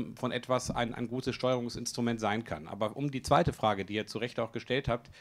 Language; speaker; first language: German; native; German